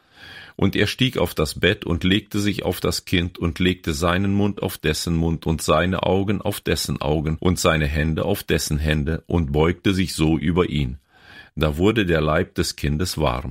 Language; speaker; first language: German; native; German